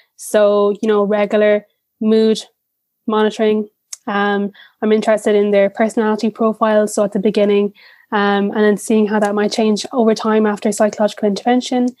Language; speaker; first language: English; native; English